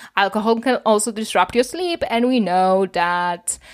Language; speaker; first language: English; non-native, fluent; Polish